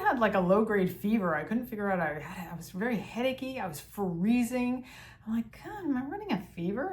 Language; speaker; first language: English; native; English